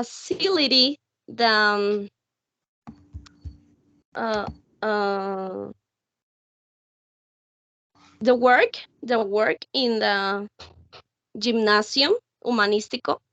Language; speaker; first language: English; non-native, learner; Spanish